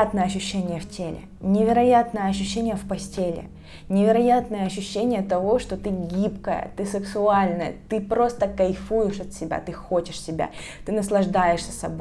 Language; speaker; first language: Russian; native; Russian